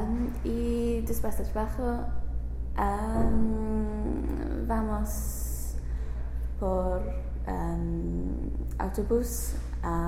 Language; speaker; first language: Spanish; non-native, learner; English